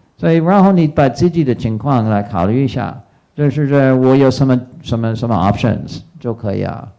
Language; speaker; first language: Chinese; non-native, fluent; English